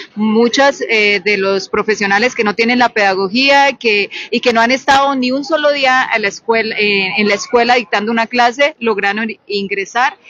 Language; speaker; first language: Spanish; native; Spanish